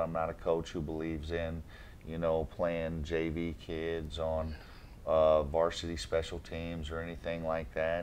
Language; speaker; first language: English; native; English